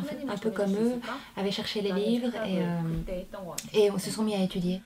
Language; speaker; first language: French; non-native, fluent; Korean